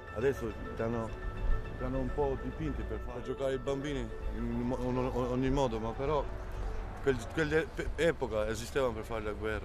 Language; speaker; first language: Italian; non-native, fluent; Albanian